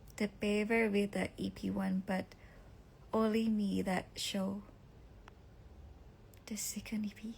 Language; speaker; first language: English; non-native, learner; Thai